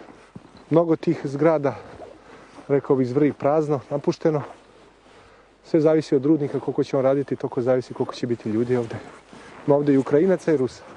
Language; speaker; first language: Serbian; native; Serbian